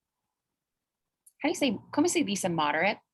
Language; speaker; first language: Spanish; non-native, learner; English